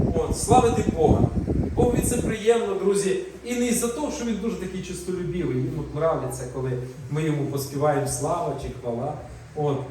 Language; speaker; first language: Ukrainian; non-native, local second language; Russian